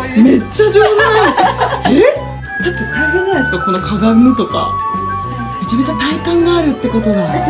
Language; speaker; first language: Japanese; native; Japanese